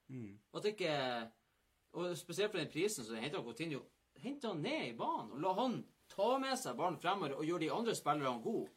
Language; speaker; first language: Norwegian; native; Norwegian